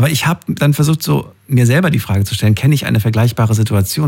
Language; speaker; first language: German; native; German